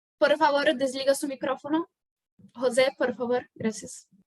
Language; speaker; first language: Spanish; non-native, fluent; Portuguese